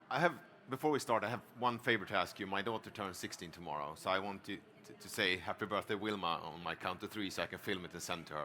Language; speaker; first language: English; non-native, fluent; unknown